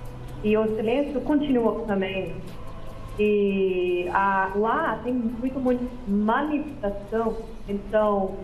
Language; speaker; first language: Portuguese; non-native, fluent; Dutch